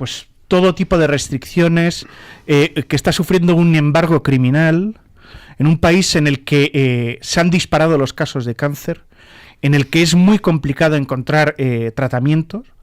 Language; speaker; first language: Spanish; native; Spanish